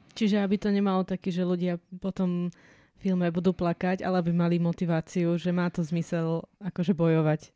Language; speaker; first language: Slovak; native; Slovak